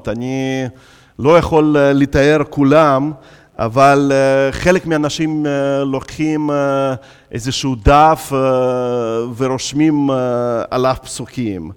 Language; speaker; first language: Hebrew; non-native, fluent; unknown